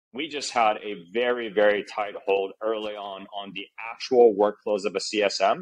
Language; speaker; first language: English; early bilingual, other home language; Chinese